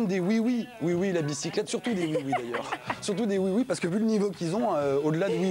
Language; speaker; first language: French; native; French